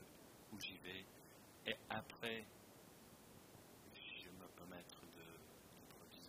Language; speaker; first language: French; non-native, fluent; English